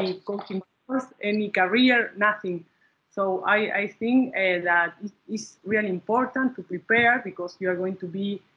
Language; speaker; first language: English; non-native, learner; Spanish